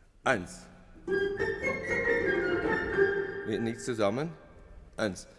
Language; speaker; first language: German; non-native, fluent; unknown